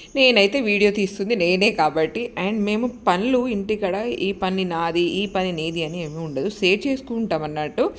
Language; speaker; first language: Telugu; native; Telugu